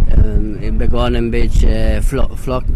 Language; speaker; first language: Dutch; non-native, learner; Italian